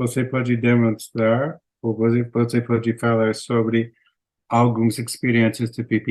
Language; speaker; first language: Portuguese; non-native, learner; English